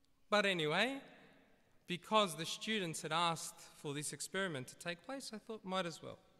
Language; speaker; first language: English; early bilingual, other home language; Greek